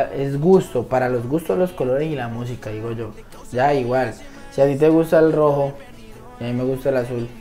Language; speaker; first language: Spanish; native; Spanish